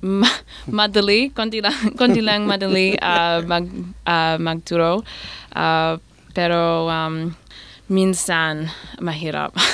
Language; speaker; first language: Filipino; non-native, learner; English